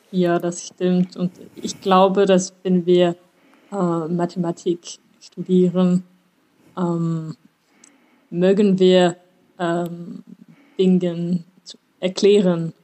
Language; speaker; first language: German; non-native, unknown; French